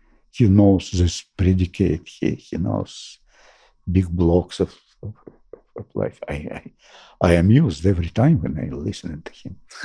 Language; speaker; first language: English; non-native, fluent; Russian